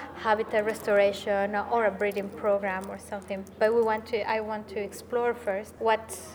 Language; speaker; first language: English; non-native, fluent; Spanish